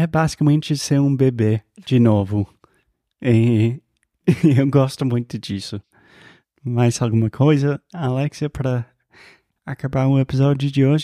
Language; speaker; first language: Portuguese; non-native, fluent; English